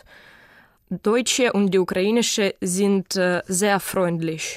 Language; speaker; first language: German; non-native, learner; Ukrainian